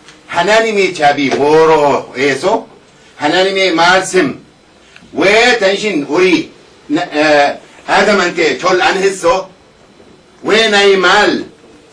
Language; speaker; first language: Korean; non-native, learner; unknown